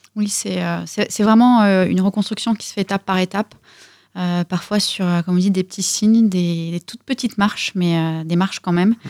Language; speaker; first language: French; early bilingual, other home language; Russian